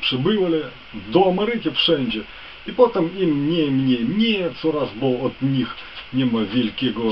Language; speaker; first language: Polish; non-native, fluent; Ukrainian